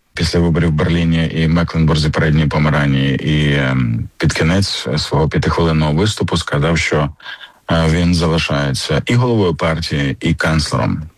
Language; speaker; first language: Ukrainian; native; Ukrainian